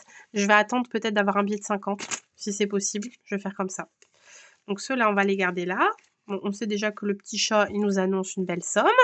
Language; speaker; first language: French; native; French